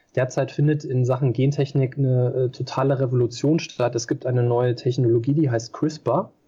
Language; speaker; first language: German; native; German